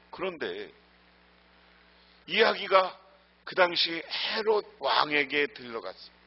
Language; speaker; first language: Korean; native; Korean